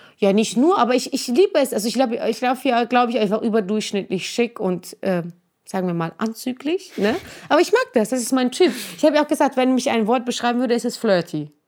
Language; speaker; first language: German; non-native, fluent; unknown